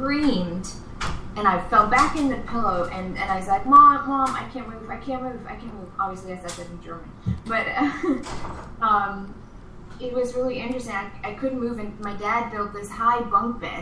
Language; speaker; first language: English; non-native, fluent; German